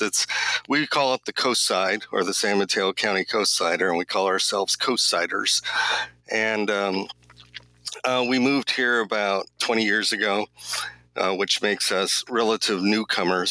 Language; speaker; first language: English; native; English